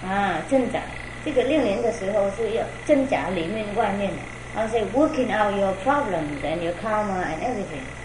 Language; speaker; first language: Chinese; non-native, fluent; Vietnamese